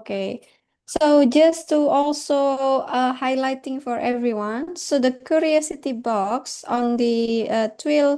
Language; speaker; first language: English; non-native, fluent; Indonesian